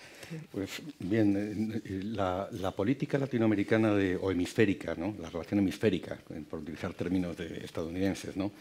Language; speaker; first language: Spanish; native; Spanish